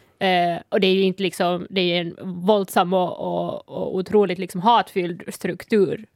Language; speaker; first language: Swedish; non-native, local second language; Northern Sami